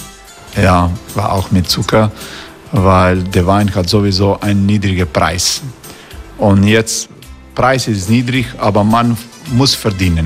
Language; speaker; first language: German; non-native, learner; Croatian